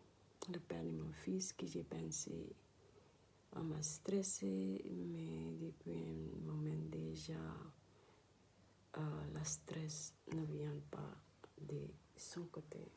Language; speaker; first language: French; non-native, learner; Dutch